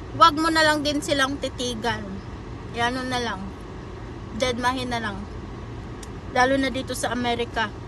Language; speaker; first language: Filipino; native; Filipino